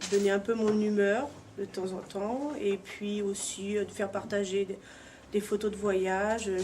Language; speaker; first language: French; native; French